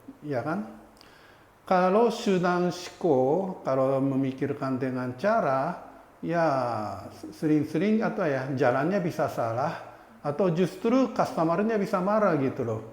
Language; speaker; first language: Indonesian; non-native, fluent; Japanese